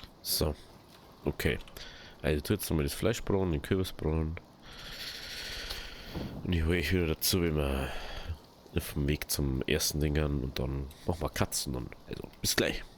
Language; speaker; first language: German; native; German